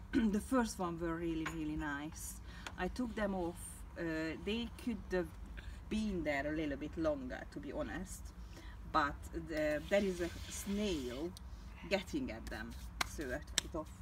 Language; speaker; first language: English; non-native, fluent; Hungarian